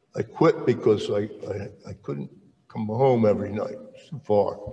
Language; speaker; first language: English; native; English